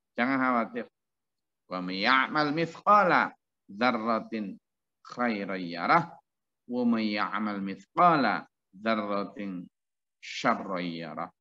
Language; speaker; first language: Indonesian; non-native, local second language; Javanese